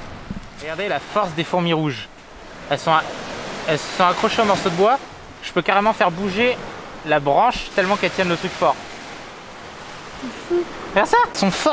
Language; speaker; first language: French; native; French